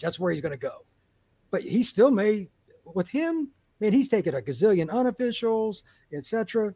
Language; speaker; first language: English; native; English